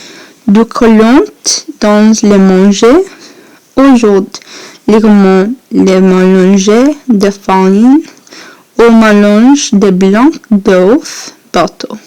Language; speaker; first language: French; non-native, learner; English